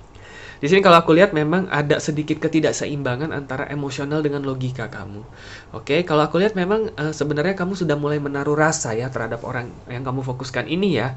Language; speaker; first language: Indonesian; native; Indonesian